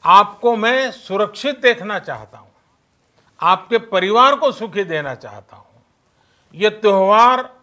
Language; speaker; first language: Hindi; non-native, local second language; Gujarati